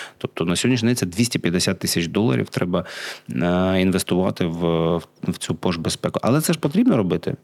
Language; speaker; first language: Ukrainian; non-native, local second language; Russian